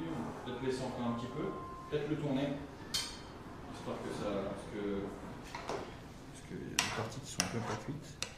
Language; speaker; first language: French; native; French